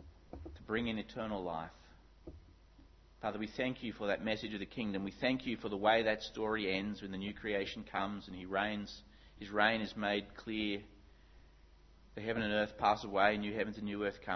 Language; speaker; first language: English; native; English